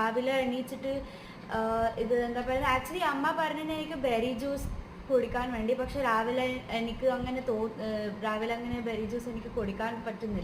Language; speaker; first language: Malayalam; early bilingual, heritage; Malayalam